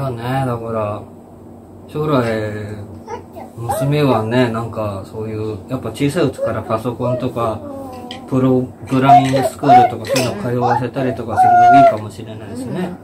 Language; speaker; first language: Japanese; native; Japanese